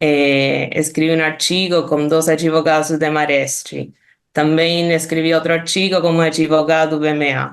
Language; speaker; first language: Portuguese; non-native, fluent; Spanish